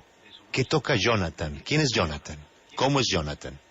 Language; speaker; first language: Spanish; native; Spanish